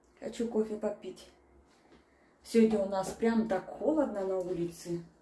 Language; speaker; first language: Russian; native; Russian